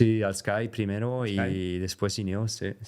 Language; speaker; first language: Spanish; non-native, fluent; French